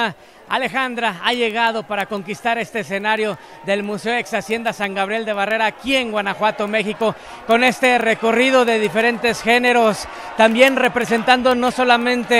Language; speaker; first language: Spanish; native; Spanish